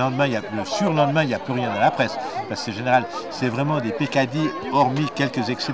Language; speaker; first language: French; native; French